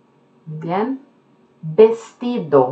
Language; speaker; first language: Spanish; non-native, fluent; Norwegian